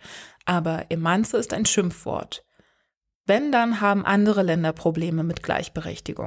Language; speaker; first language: German; native; German